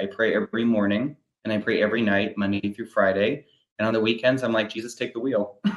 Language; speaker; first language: English; native; English